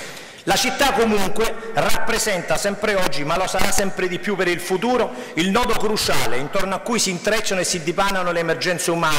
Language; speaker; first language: Italian; native; Italian